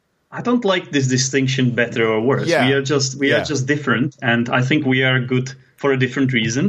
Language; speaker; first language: English; non-native, fluent; Czech